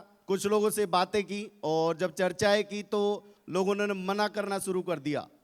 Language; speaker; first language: Hindi; native; Hindi